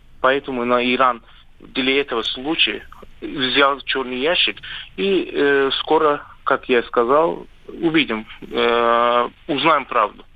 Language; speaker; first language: Russian; non-native, learner; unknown